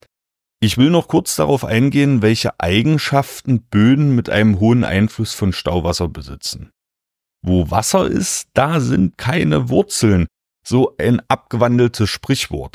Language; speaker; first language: German; native; German